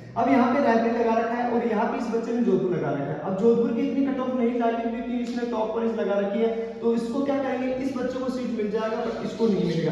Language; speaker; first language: Hindi; native; Hindi